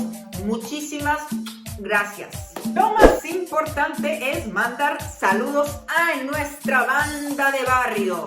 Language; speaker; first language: Spanish; non-native, fluent; Serbian